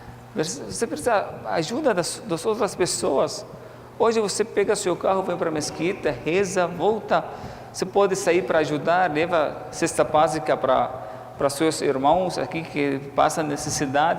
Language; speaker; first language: Portuguese; non-native, fluent; Arabic